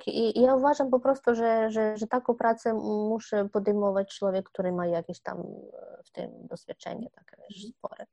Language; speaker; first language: Polish; non-native, fluent; Ukrainian